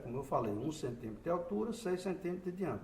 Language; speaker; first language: Portuguese; native; Portuguese